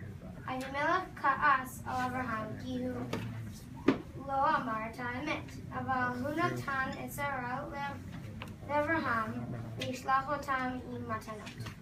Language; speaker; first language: Hebrew; non-native, learner; English